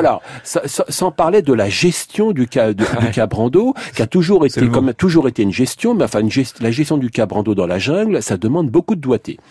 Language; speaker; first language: French; native; French